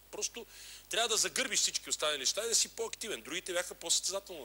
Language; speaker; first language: Bulgarian; native; Bulgarian